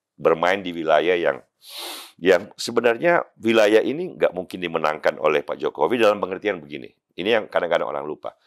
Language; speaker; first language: Indonesian; native; Indonesian